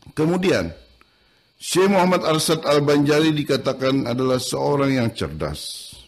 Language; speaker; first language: Indonesian; non-native, local second language; Banjar